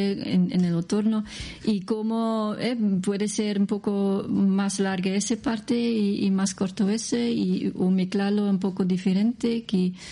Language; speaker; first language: Spanish; non-native, learner; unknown